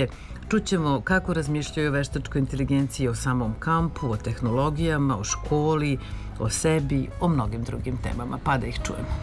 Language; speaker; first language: Serbian; native; Serbian